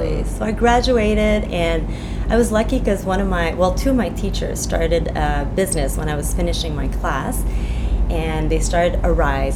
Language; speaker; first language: English; non-native, fluent; French